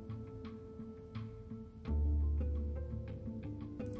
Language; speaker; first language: English; non-native, local second language; Yoruba